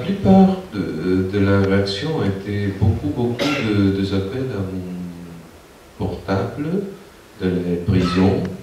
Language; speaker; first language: French; non-native, fluent; Spanish